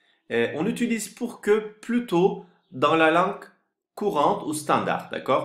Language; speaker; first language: French; non-native, fluent; Turkish